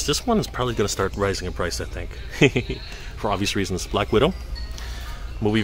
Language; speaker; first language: English; native; English